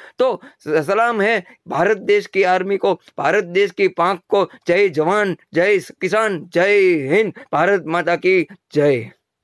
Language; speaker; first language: Hindi; non-native, local second language; Gujarati